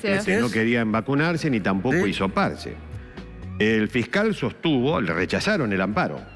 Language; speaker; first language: Spanish; native; Spanish